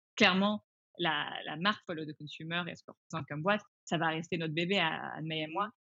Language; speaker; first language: French; early bilingual, other home language; English